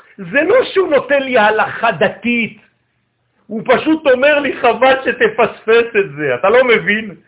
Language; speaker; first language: Hebrew; non-native, fluent; French